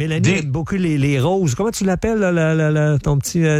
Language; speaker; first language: French; native; French